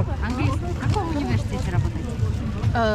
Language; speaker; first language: Russian; non-native, learner; Kyrgyz